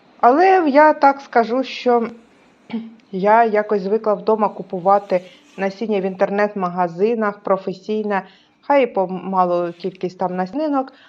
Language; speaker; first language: Ukrainian; native; Ukrainian